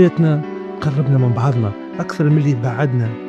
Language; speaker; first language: Arabic; native; Arabic